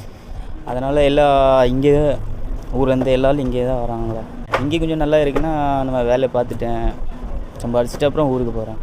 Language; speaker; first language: Tamil; non-native, local second language; Hindi